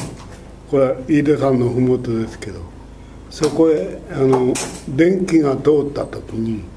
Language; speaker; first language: Japanese; native; Japanese